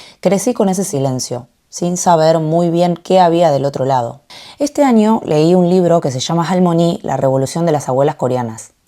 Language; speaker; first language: Spanish; early bilingual, other home language; Korean